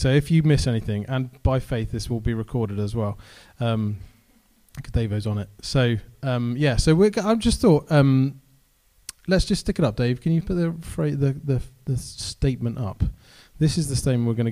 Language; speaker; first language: English; native; English